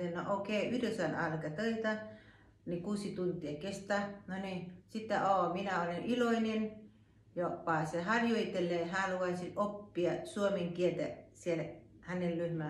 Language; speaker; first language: Finnish; non-native, learner; Thai